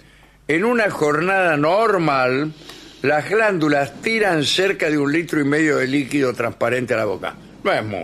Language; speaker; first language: Spanish; native; Spanish